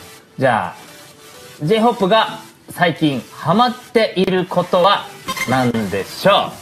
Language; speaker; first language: Japanese; native; Japanese